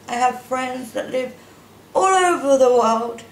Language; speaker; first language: English; native; English